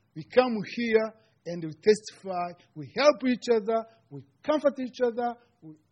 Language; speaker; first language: English; non-native, local second language; Kinyarwanda